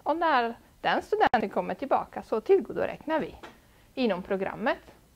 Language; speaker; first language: Swedish; non-native, fluent; Italian